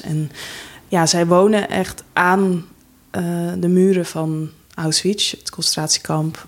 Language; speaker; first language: Dutch; native; Dutch